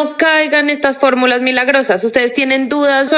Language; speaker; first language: Spanish; native; Spanish